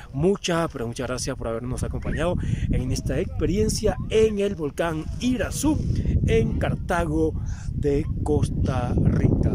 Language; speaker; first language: Spanish; native; Spanish